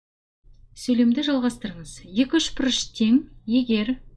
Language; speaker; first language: Kazakh; native; Kazakh